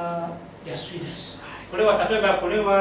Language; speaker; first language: Japanese; non-native, learner; Mossi